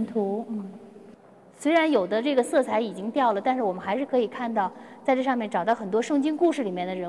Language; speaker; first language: Chinese; native; Chinese